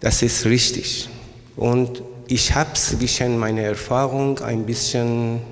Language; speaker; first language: German; non-native, learner; Persian